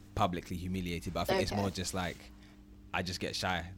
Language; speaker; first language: English; early bilingual, other home language; Ganda